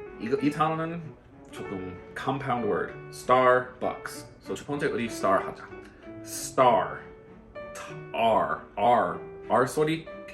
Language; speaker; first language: Korean; non-native, learner; English